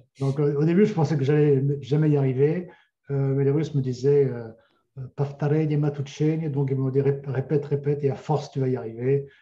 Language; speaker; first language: French; native; French